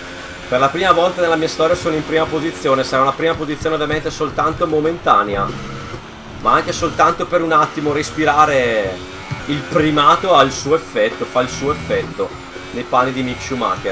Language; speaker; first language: Italian; native; Italian